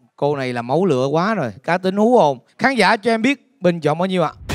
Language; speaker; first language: Vietnamese; native; Vietnamese